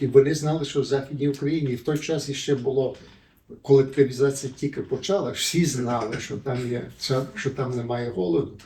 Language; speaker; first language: Ukrainian; early bilingual, heritage; Ukrainian